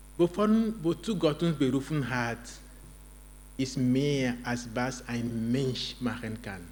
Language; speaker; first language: German; non-native, fluent; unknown